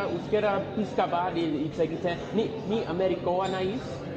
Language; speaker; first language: Basque; non-native, learner; English